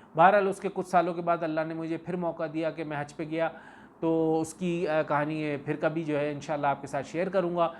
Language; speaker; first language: Urdu; native; Urdu